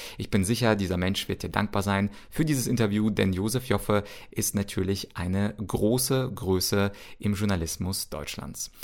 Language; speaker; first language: German; early bilingual, other home language; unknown